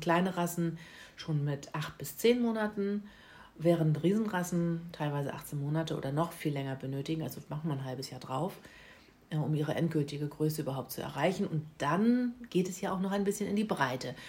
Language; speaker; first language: German; native; German